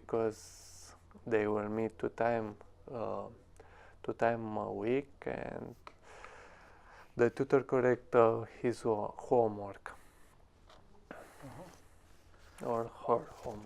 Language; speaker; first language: English; non-native, learner; Romanian